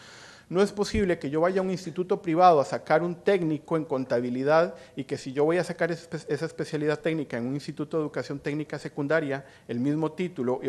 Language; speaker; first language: Spanish; native; Spanish